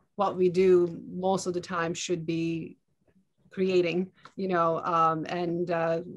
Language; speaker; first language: English; non-native, fluent; Turkish